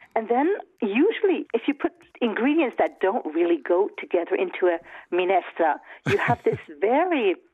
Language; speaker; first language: English; early bilingual, other home language; German